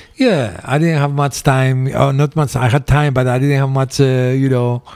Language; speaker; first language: English; early bilingual, other home language; Greek